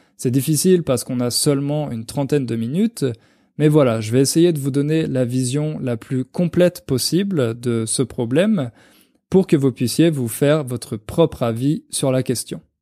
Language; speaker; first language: French; native; French